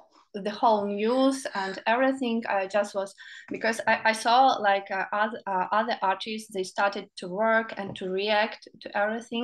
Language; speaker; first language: English; non-native, learner; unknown